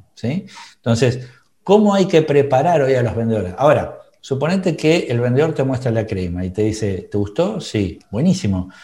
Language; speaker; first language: Spanish; native; Spanish